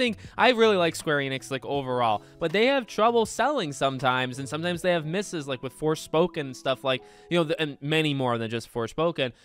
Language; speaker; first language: English; native; English